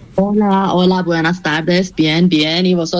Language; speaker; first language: Spanish; non-native, fluent; Persian